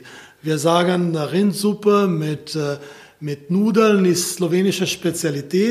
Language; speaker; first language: German; non-native, fluent; Slovenian